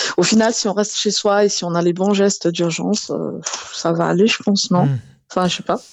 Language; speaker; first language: French; non-native, local second language; Malagasy